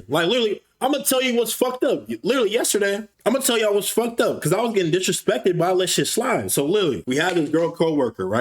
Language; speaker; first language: English; native; English